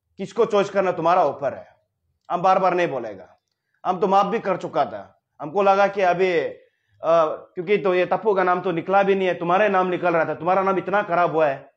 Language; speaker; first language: Hindi; non-native, local second language; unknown